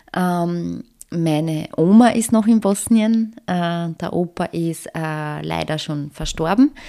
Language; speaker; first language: German; early bilingual, other home language; Bosnian